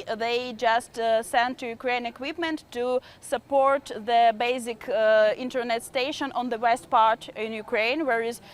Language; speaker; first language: English; non-native, fluent; Ukrainian